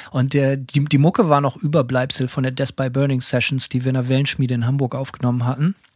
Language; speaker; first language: German; native; German